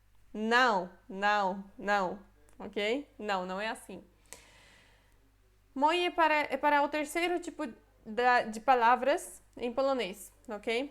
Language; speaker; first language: Portuguese; non-native, fluent; Polish